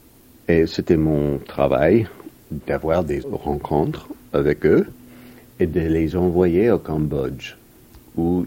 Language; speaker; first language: French; non-native, fluent; English